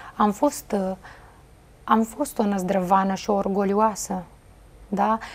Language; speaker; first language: Romanian; native; Romanian